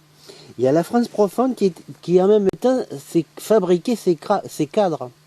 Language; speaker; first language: French; native; French